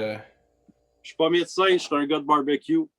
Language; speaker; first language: French; native; French